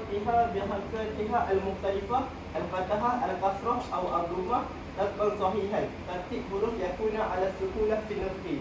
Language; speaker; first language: Arabic; non-native, learner; Malay